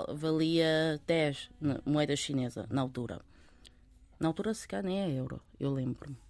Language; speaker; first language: Portuguese; early bilingual, other home language; Chinese